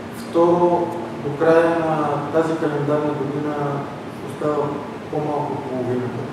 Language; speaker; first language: Bulgarian; native; Bulgarian